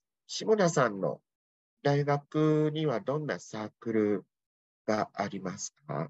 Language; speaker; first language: Japanese; non-native, fluent; Thai